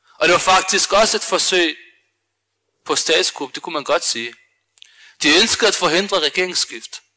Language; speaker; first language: Danish; early bilingual, other home language; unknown